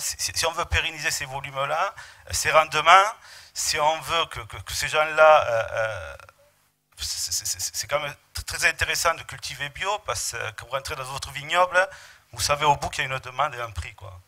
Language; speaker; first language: French; native; French